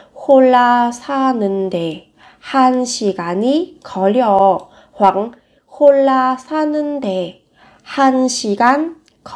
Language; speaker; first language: Korean; non-native, fluent; Vietnamese